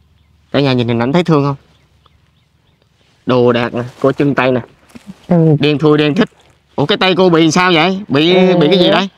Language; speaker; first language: Vietnamese; native; Vietnamese